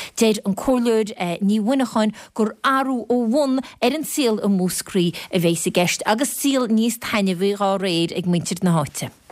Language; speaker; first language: Irish; native; Irish